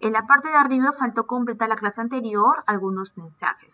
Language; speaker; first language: Spanish; native; Spanish